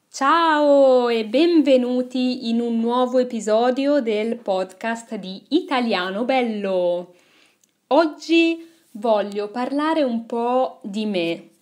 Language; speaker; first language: Italian; native; Italian